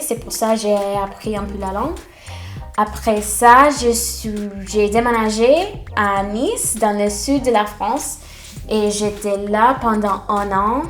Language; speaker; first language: French; non-native, fluent; English